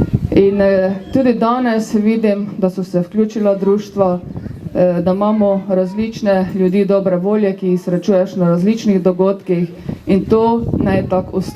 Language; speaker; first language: Slovenian; native; Slovenian